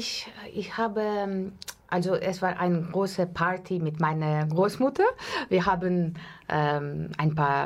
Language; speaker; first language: German; non-native, fluent; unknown